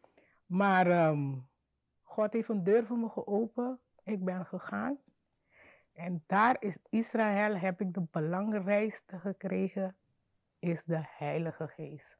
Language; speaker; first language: Dutch; non-native, learner; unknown